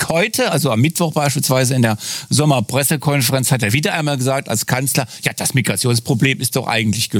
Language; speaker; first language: German; native; German